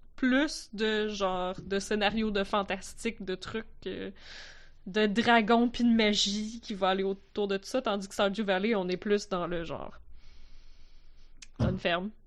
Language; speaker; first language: French; native; French